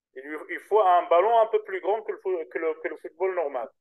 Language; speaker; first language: French; native; French